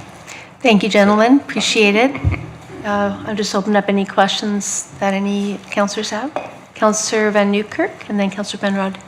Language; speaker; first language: English; native; English